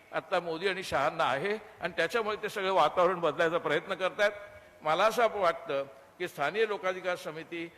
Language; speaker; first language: Marathi; native; Marathi